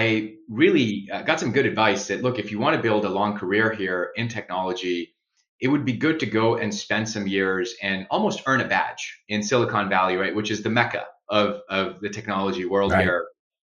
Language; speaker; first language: English; non-native, local second language; Urdu